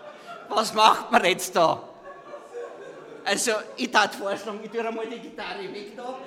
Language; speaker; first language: German; native; German